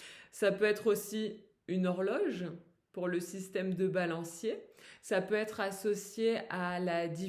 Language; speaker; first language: French; native; French